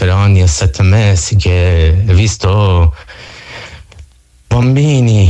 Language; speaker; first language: Italian; non-native, learner; Persian